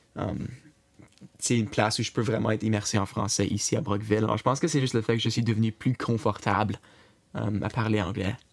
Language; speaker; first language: French; native; French